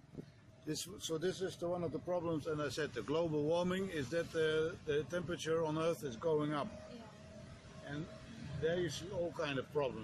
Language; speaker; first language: English; non-native, fluent; Dutch